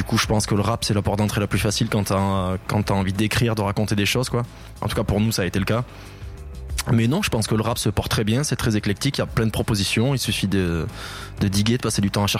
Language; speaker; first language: French; native; French